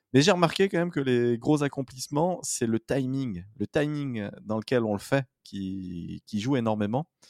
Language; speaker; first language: French; native; French